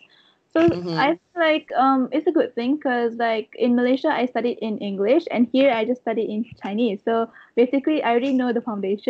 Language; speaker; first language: English; non-native, local second language; Malay